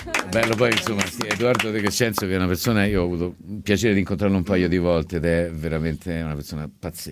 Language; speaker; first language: Italian; native; Italian